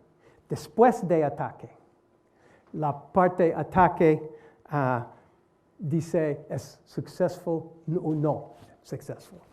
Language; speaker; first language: Spanish; non-native, learner; English